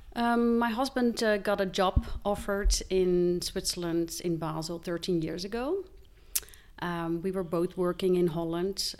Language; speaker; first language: English; non-native, fluent; Dutch